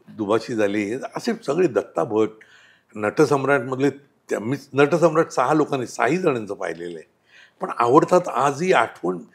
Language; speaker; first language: Marathi; native; Marathi